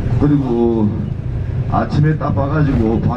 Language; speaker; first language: Korean; native; Korean